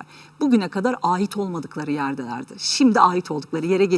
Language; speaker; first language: Turkish; native; Turkish